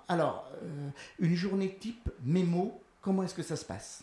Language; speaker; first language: French; native; French